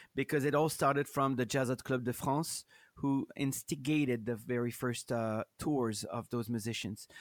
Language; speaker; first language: English; non-native, fluent; French